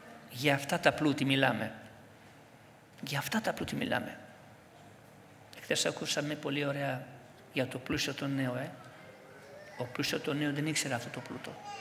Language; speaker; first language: Greek; non-native, fluent; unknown